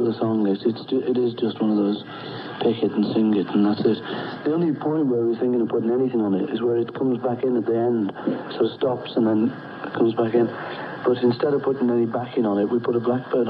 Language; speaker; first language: English; native; English